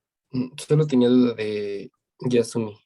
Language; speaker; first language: Spanish; non-native, fluent; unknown